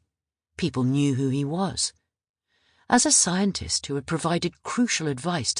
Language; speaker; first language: English; native; English